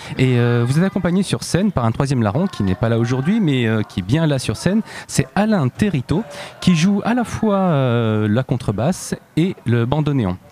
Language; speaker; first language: French; native; French